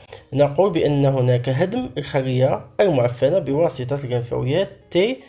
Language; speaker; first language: Arabic; native; Arabic